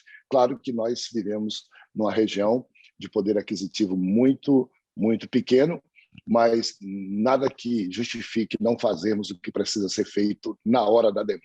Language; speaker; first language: Portuguese; native; Portuguese